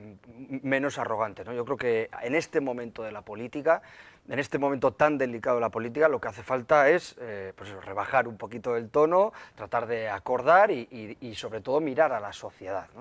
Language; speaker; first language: Spanish; native; Spanish